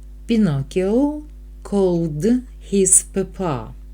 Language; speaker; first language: English; non-native, fluent; Ukrainian